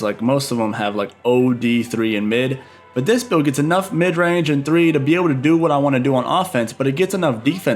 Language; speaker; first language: English; native; English